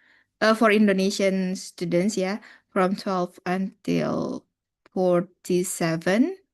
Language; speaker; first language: English; non-native, fluent; Indonesian